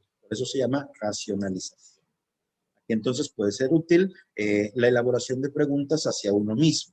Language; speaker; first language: Spanish; native; Spanish